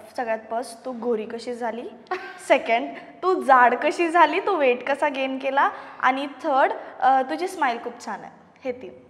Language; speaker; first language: Marathi; non-native, local second language; Malayalam